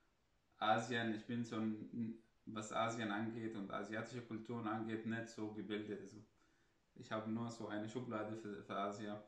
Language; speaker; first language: German; non-native, fluent; Arabic